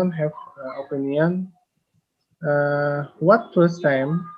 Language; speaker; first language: English; non-native, learner; Indonesian